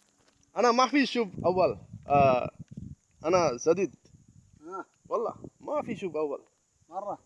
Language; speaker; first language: Arabic; non-native, learner; Bangla